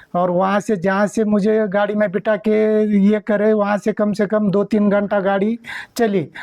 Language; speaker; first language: Hindi; non-native, local second language; Marathi